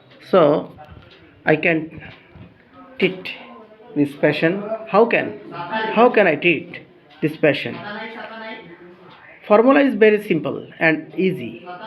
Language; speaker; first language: English; non-native, local second language; Bangla